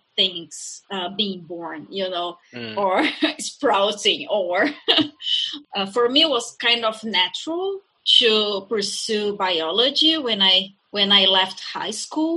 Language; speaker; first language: English; non-native, fluent; Portuguese